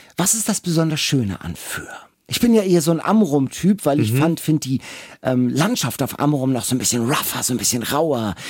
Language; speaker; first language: German; native; German